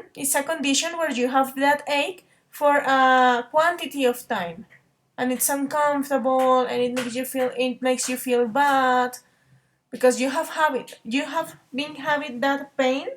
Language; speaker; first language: English; non-native, fluent; Spanish